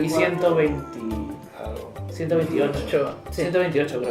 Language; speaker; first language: Spanish; native; Spanish